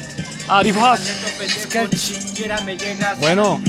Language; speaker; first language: Spanish; non-native, learner; French